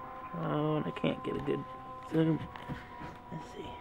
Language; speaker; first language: English; native; English